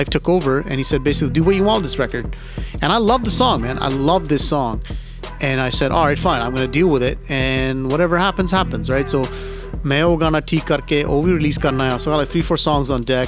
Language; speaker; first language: English; early bilingual, other home language; Punjabi